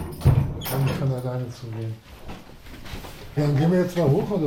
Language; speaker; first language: German; native; German